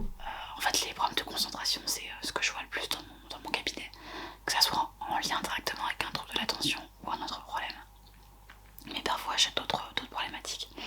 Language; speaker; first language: French; native; French